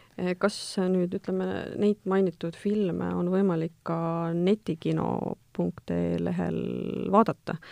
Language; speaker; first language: Estonian; native; Estonian